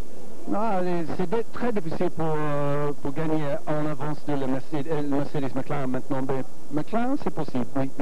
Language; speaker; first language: French; non-native, learner; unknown